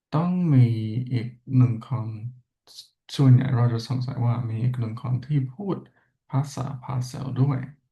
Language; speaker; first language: Thai; non-native, learner; English